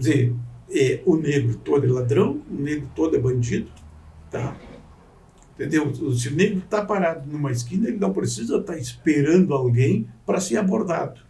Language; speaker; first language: Portuguese; native; Portuguese